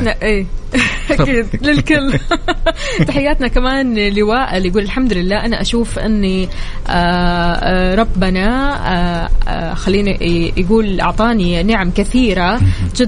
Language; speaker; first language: Arabic; native; Arabic